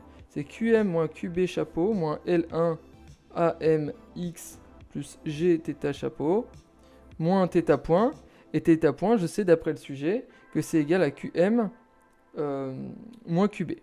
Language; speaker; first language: French; native; French